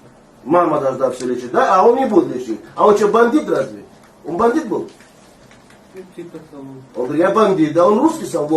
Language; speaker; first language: Russian; non-native, fluent; Tajik